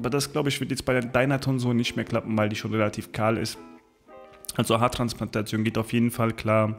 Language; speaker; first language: German; native; German